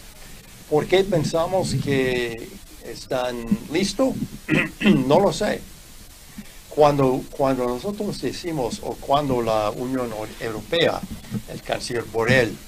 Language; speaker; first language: Spanish; non-native, fluent; English